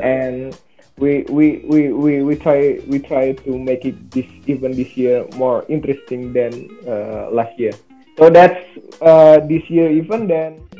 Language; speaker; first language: English; non-native, learner; Indonesian